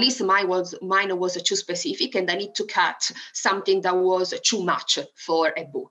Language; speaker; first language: English; non-native, fluent; Italian